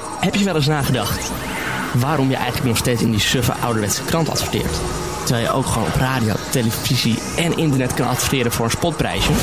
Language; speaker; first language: Dutch; native; Dutch